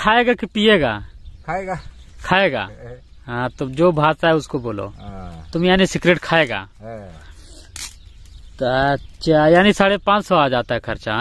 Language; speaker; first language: Hindi; native; Hindi